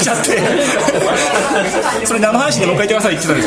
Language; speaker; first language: Japanese; native; Japanese